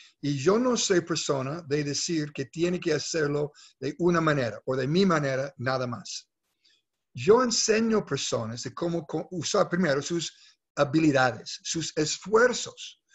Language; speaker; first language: Spanish; non-native, fluent; English